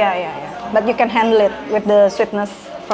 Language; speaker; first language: English; non-native, fluent; Indonesian